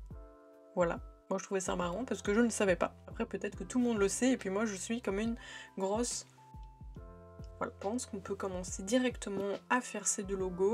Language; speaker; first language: French; native; French